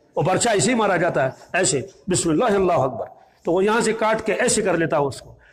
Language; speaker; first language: Urdu; native; Urdu